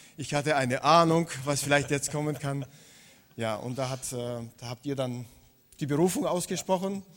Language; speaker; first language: German; non-native, fluent; Russian